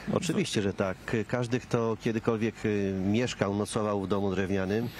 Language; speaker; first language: Polish; native; Polish